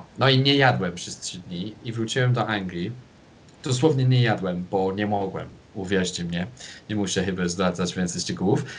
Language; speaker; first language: Polish; non-native, fluent; English